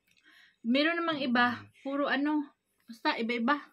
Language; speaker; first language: Filipino; non-native, local second language; Cebuano